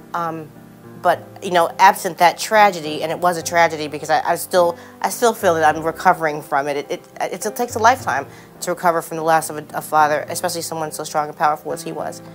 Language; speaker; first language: English; native; English